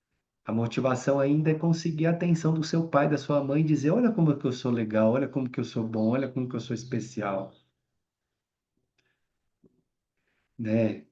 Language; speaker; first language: Portuguese; native; Portuguese